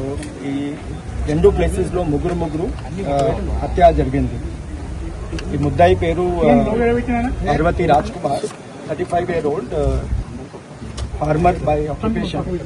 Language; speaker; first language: Telugu; non-native, learner; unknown